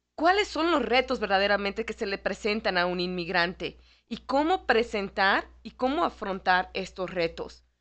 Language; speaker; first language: Spanish; native; Spanish